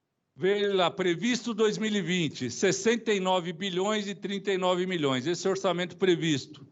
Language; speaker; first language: Portuguese; native; Portuguese